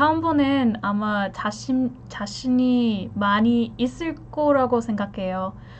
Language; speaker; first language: Korean; non-native, learner; English